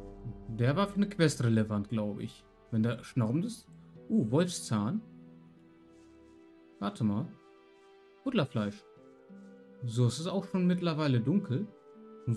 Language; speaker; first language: German; native; German